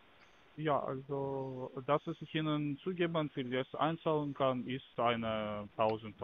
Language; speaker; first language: German; non-native, learner; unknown